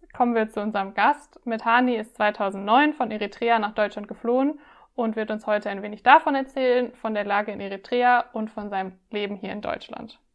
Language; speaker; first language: German; native; German